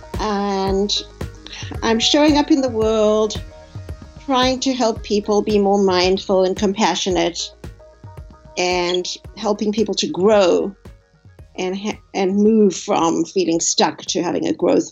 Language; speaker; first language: English; native; English